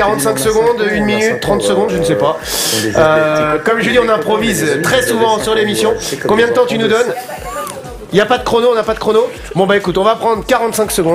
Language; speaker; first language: French; native; French